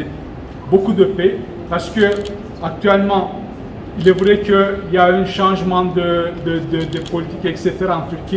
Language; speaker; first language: French; non-native, local second language; Turkish